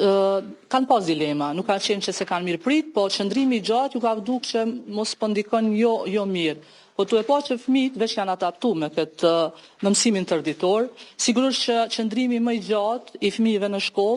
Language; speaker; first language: Albanian; native; Albanian